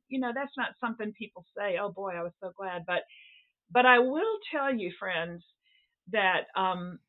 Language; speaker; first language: English; native; English